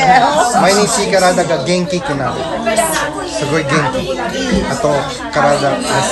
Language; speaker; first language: Japanese; non-native, learner; Filipino